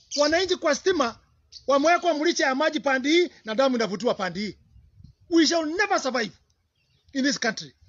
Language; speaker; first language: English; non-native, local second language; Kikuyu